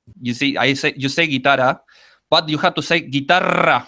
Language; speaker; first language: English; non-native, learner; Spanish